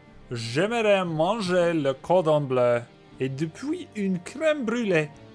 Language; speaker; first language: French; non-native, learner; Dutch